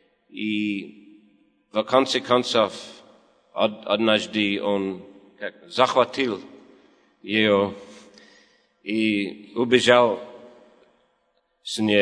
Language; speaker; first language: Russian; non-native, learner; English